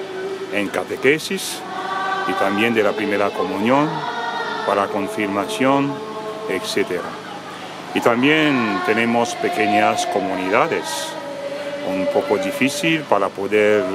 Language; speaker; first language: Spanish; non-native, fluent; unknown